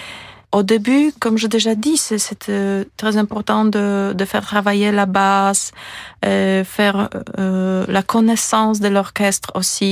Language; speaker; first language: French; non-native, fluent; Polish